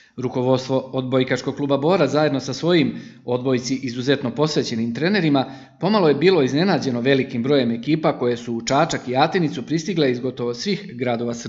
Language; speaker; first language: Serbian; native; Serbian